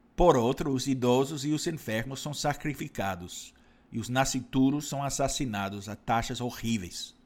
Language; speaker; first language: Portuguese; non-native, fluent; English